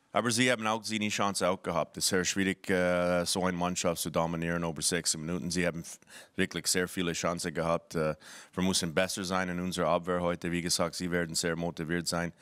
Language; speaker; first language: German; non-native, fluent; English